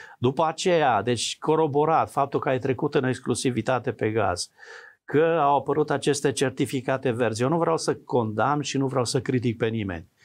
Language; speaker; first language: Romanian; native; Romanian